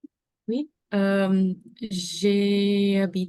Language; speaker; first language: French; non-native, learner; Italian